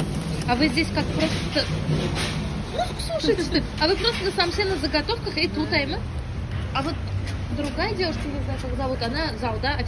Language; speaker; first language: Russian; native; Russian